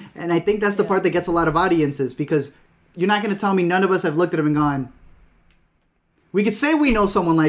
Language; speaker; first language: English; native; English